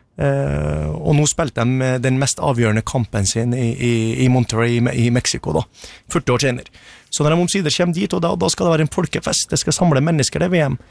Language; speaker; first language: Norwegian; early bilingual, other home language; Arabic